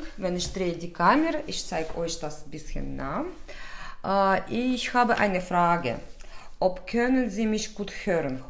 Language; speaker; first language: German; non-native, learner; Russian